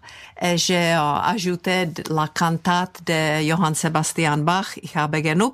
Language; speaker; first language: French; non-native, fluent; Czech